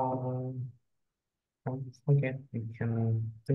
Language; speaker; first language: English; non-native, learner; Vietnamese